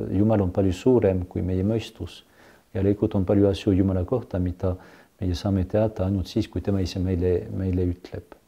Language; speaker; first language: Estonian; non-native, fluent; French